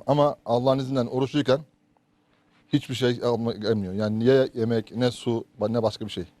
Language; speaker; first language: Turkish; native; Turkish